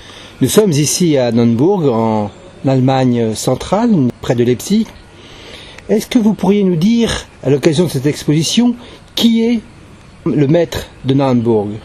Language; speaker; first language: French; native; French